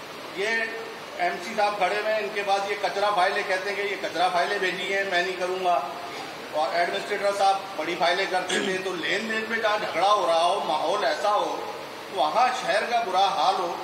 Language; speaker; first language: Urdu; native; Urdu